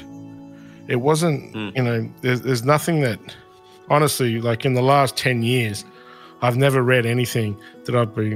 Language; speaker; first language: English; native; English